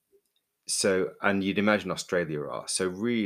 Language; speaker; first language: English; native; English